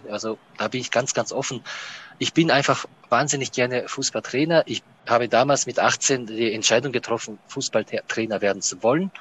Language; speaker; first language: German; non-native, fluent; Japanese